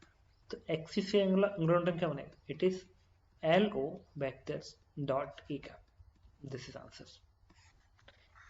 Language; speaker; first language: Hindi; native; Hindi